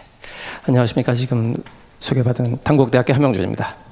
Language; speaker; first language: Korean; native; Korean